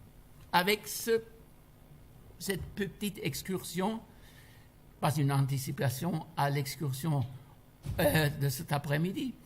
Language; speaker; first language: French; non-native, fluent; German